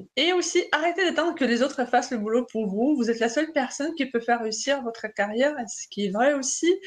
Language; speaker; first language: French; non-native, fluent; Russian